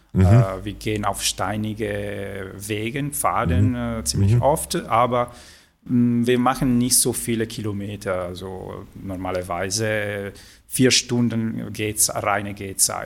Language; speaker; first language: German; non-native, fluent; Italian